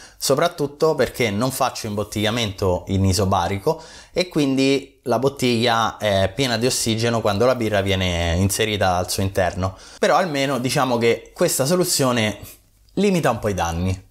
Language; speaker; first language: Italian; native; Italian